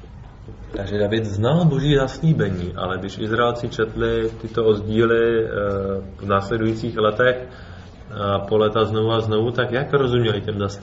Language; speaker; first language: Czech; native; Czech